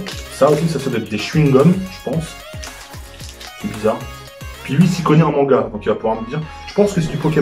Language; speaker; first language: French; native; French